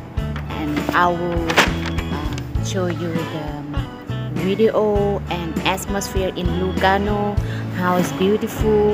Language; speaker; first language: English; non-native, learner; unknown